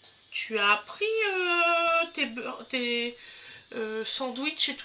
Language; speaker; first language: French; native; French